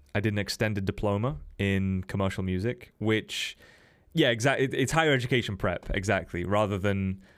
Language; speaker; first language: English; native; English